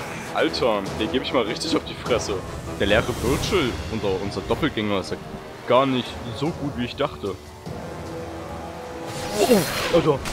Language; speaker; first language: German; native; German